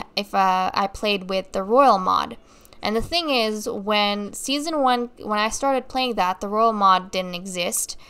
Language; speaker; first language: English; native; English